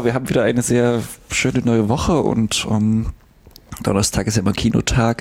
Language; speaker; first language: German; native; German